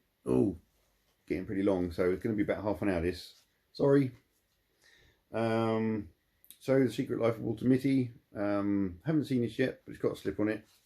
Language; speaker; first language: English; native; English